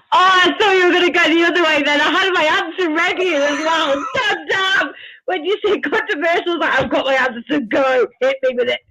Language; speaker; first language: English; native; English